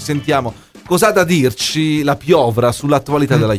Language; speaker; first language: Italian; native; Italian